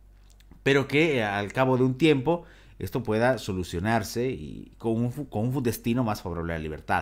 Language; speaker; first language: Spanish; native; Spanish